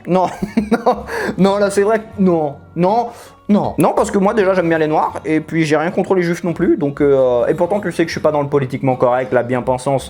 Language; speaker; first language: French; native; French